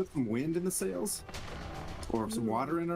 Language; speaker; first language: English; native; English